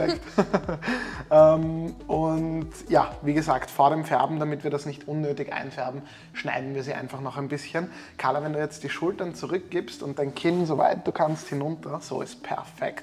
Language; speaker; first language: German; native; German